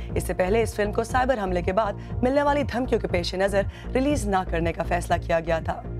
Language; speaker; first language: Urdu; native; Urdu